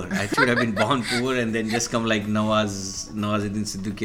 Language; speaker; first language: English; non-native, local second language; Marathi